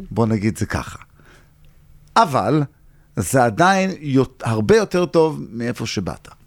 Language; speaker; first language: Hebrew; early bilingual, heritage; English